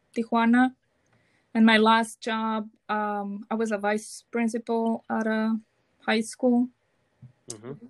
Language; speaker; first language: English; non-native, fluent; Spanish